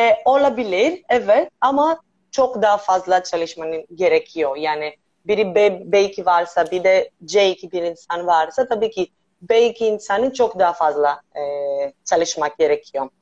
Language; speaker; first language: Turkish; non-native, learner; Greek